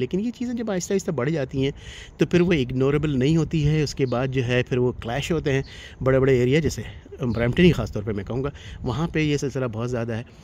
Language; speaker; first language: Hindi; native; Hindi